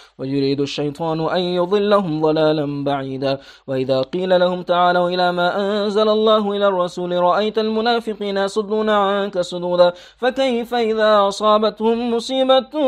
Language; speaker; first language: Arabic; non-native, fluent; Persian